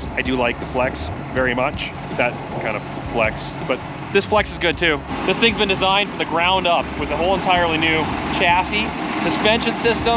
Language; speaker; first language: English; native; English